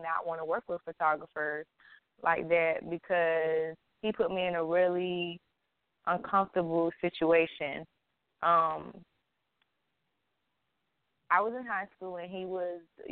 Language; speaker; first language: English; native; English